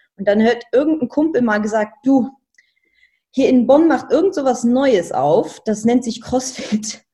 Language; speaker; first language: German; non-native, local second language; Luxembourgish